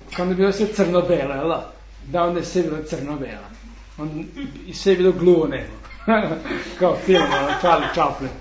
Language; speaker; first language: Serbian; non-native, fluent; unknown